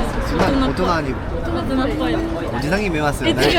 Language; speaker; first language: Japanese; non-native, learner; Korean